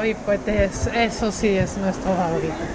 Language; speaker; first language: Spanish; non-native, fluent; Dutch